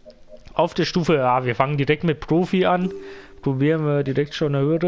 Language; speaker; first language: German; native; German